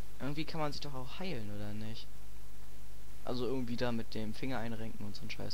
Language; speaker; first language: German; native; German